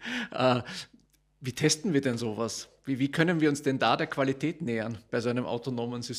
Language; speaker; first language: German; native; German